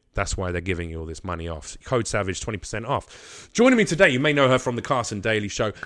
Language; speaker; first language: English; native; English